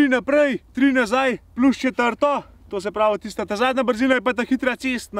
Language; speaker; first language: Slovenian; native; Slovenian